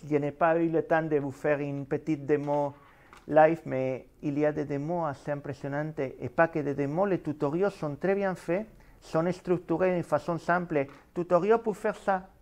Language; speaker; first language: French; non-native, fluent; Spanish